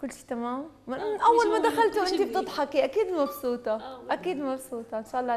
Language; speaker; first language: Arabic; native; Arabic